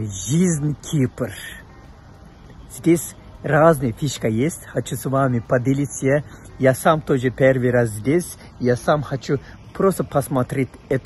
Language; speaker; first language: Russian; non-native, fluent; Turkish